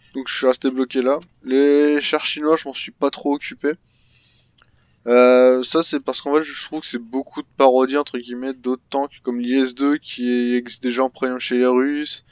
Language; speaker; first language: French; native; French